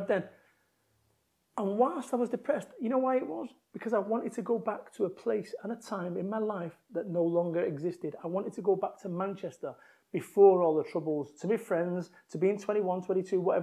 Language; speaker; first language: English; native; English